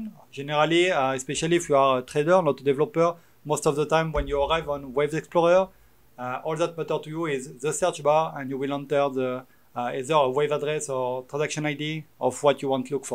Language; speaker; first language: English; non-native, fluent; French